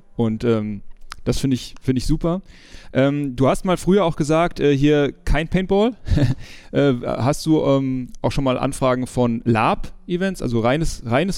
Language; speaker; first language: German; native; German